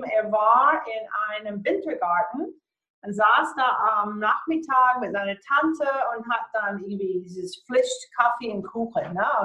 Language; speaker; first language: German; non-native, fluent; English